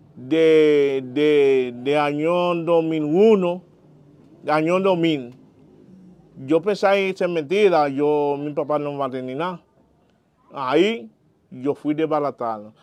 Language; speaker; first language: Spanish; non-native, learner; Haitian Creole